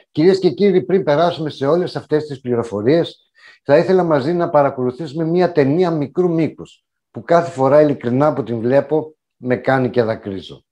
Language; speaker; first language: Greek; native; Greek